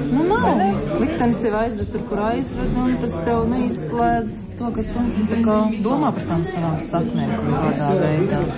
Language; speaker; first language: Latvian; native; Latvian